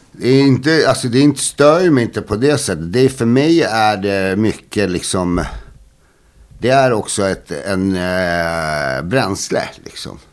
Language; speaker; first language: Swedish; early bilingual, other home language; Bosnian